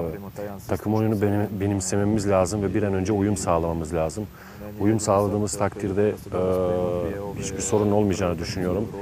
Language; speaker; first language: Turkish; native; Turkish